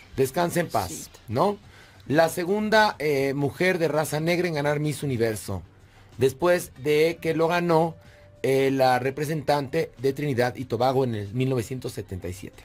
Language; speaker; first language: Spanish; native; Spanish